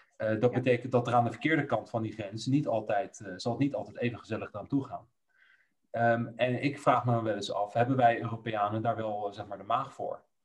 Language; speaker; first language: Dutch; native; Dutch